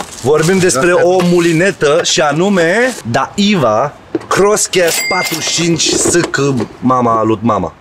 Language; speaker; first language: Romanian; native; Romanian